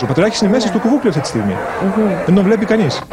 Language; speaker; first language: Greek; native; Greek